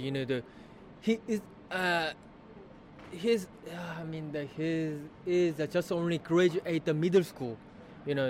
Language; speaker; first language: English; non-native, learner; Korean